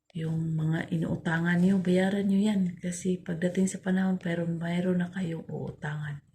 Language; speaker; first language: Filipino; non-native, local second language; Cebuano